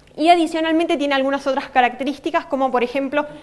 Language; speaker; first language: Spanish; native; Spanish